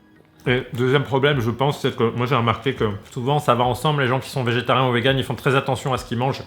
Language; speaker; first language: French; native; French